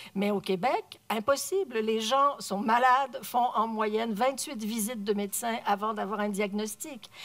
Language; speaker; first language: French; native; French